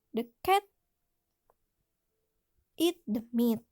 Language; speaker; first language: English; non-native, learner; Indonesian